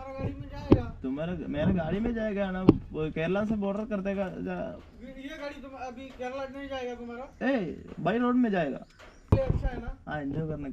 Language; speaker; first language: Hindi; non-native, local second language; Malayalam